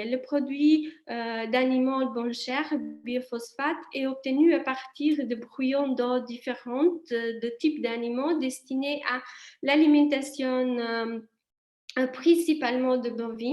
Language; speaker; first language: French; non-native, fluent; Italian